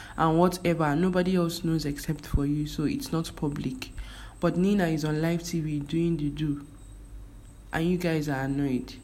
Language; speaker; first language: English; non-native, local second language; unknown